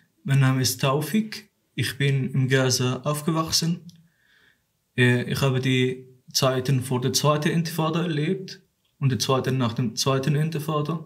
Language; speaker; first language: German; non-native, fluent; Arabic